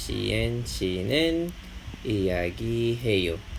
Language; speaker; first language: Korean; non-native, fluent; Malay